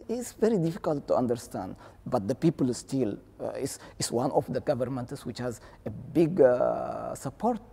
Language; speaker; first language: English; non-native, fluent; Tigrinya